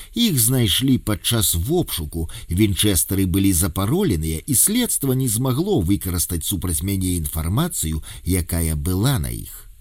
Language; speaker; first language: Belarusian; native; Belarusian